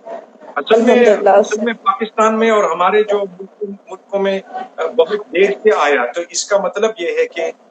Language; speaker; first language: Hindi; non-native, fluent; English